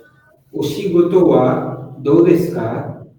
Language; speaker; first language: Japanese; non-native, learner; Bangla